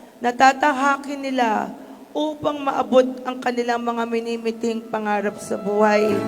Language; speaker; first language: Filipino; native; Filipino